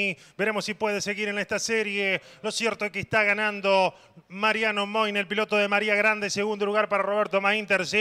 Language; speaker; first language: Spanish; native; Spanish